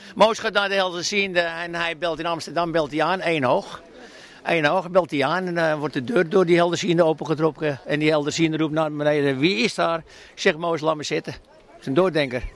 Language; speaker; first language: Dutch; native; Dutch